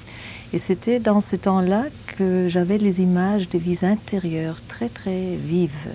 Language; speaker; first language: French; non-native, fluent; German